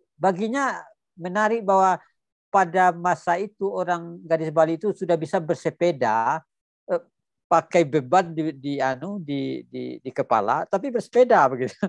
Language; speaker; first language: Indonesian; non-native, local second language; Minangkabau